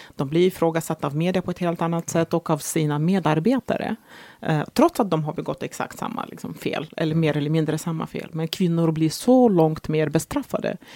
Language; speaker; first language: Swedish; early bilingual, other home language; Arabic